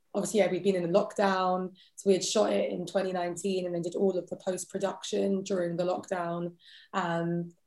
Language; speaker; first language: English; native; English